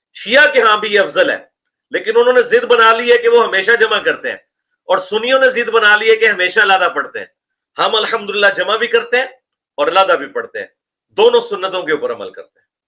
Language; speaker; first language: Urdu; non-native, local second language; Punjabi